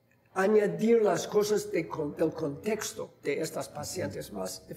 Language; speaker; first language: Spanish; non-native, fluent; English